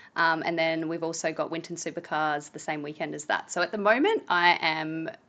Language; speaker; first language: English; native; English